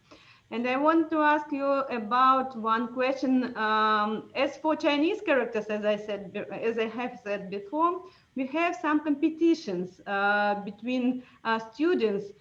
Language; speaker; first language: English; non-native, fluent; Russian